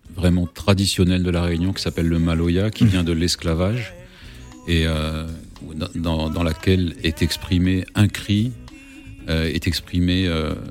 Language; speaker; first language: French; native; French